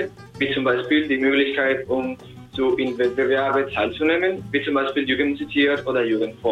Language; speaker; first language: German; non-native, fluent; Spanish